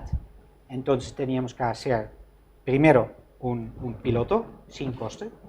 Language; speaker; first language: Spanish; non-native, fluent; Dutch